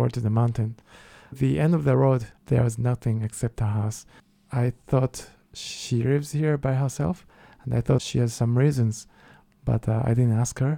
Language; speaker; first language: English; non-native, fluent; Japanese